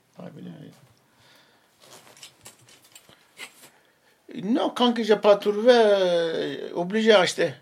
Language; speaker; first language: French; non-native, learner; Arabic